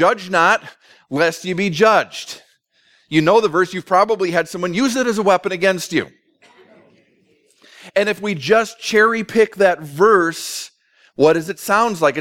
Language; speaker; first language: English; native; English